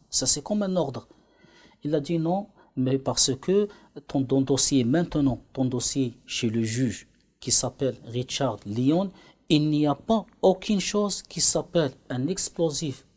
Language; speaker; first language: French; non-native, learner; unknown